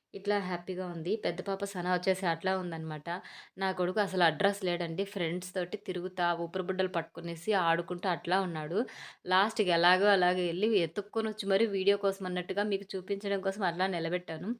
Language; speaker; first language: Telugu; native; Telugu